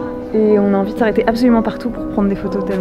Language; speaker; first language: French; native; French